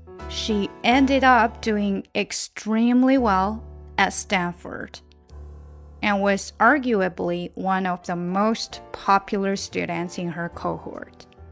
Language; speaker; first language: English; non-native, fluent; Chinese